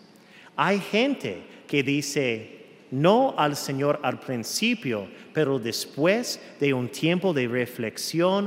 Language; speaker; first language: Spanish; non-native, fluent; English